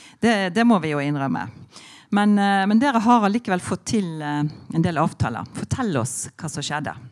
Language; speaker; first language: Norwegian; native; Norwegian